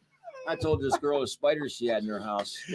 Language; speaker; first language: English; native; English